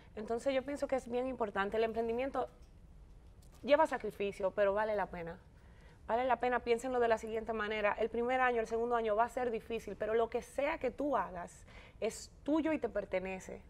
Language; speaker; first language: Spanish; native; Spanish